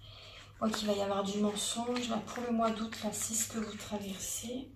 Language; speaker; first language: French; native; French